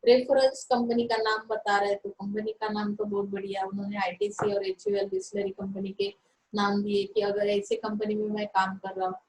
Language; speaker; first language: Hindi; non-native, local second language; Marathi